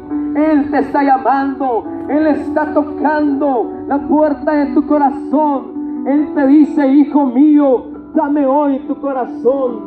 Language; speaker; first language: Spanish; native; Spanish